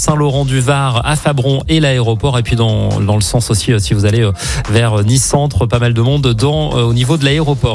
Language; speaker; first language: French; native; French